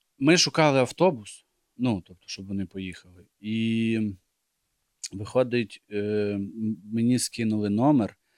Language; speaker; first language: Ukrainian; native; Ukrainian